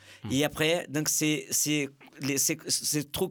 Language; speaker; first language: French; non-native, fluent; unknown